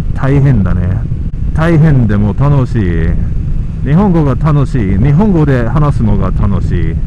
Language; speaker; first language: Japanese; non-native, fluent; English